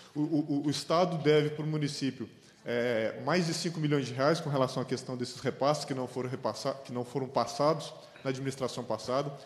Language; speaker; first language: Portuguese; native; Portuguese